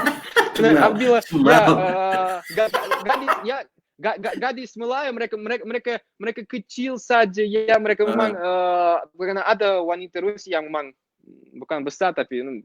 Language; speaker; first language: Indonesian; non-native, fluent; Russian